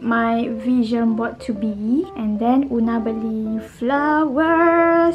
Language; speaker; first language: English; non-native, local second language; Malay